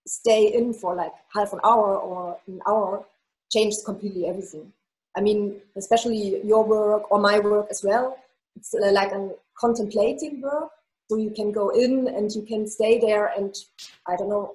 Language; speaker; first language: English; non-native, fluent; German